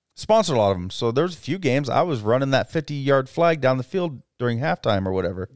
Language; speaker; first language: English; native; English